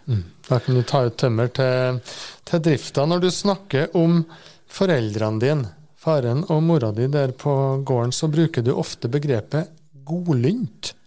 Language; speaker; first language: Norwegian; native; Norwegian